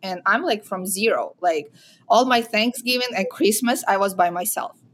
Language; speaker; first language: English; non-native, fluent; Ukrainian